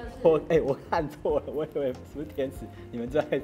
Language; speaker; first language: Chinese; native; Chinese